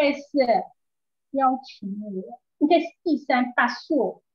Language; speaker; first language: Spanish; non-native, learner; Chinese